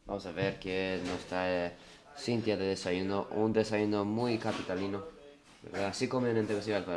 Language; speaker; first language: Spanish; non-native, fluent; Japanese